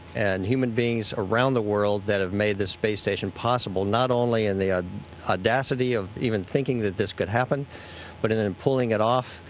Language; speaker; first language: English; native; English